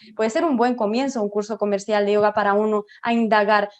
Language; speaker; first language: Spanish; non-native, fluent; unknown